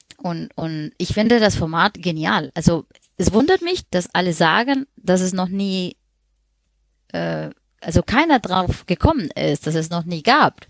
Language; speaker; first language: German; non-native, fluent; Spanish